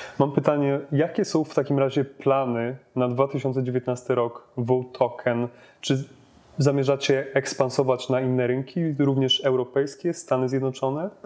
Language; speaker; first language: Polish; native; Polish